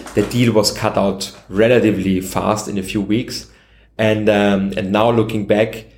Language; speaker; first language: English; non-native, fluent; German